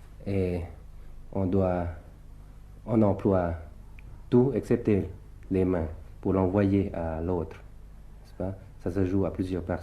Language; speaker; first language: French; early bilingual, other home language; Thai